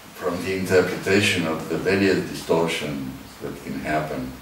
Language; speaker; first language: English; non-native, fluent; Romanian